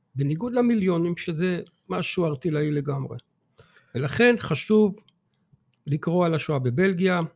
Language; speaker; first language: Hebrew; non-native, fluent; French